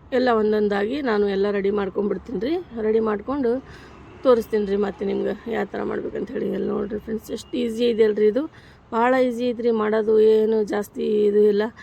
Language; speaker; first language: Kannada; native; Kannada